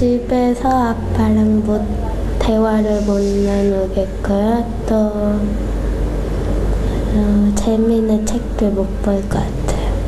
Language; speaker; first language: Korean; early bilingual, heritage; Korean